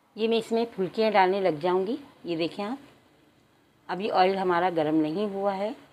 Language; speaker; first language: Urdu; native; Urdu